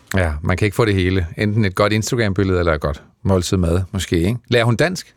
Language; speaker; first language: Danish; native; Danish